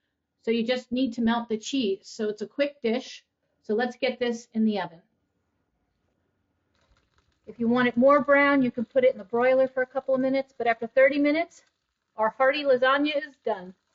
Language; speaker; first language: English; native; English